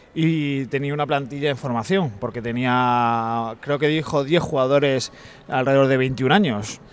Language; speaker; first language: Spanish; native; Spanish